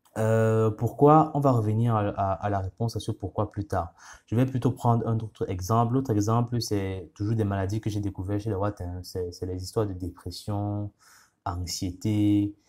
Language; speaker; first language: French; non-native, local second language; Ghomala